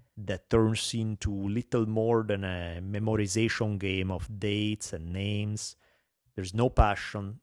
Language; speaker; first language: English; non-native, fluent; Italian